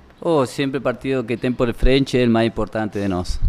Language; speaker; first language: Portuguese; non-native, learner; Spanish